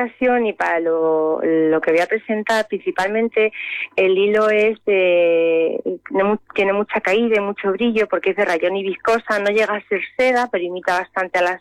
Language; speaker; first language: Spanish; native; Spanish